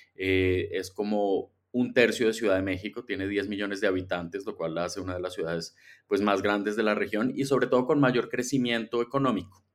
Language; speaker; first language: Spanish; native; Spanish